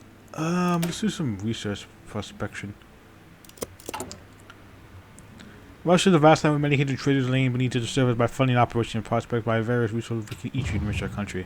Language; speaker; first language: English; native; English